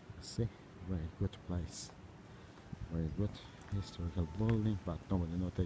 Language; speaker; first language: English; non-native, learner; Turkish